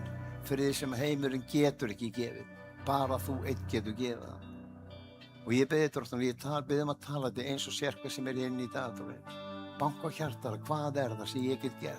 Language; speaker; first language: Icelandic; native; Icelandic